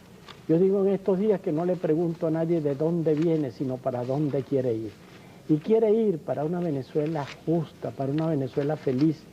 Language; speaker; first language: Spanish; native; Spanish